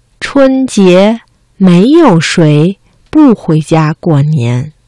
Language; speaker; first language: Chinese; non-native, fluent; Vietnamese